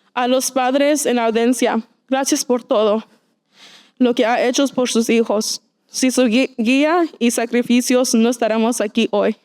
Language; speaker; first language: Spanish; early bilingual, heritage; Spanish